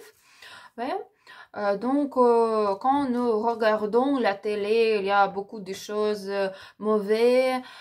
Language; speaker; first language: French; non-native, learner; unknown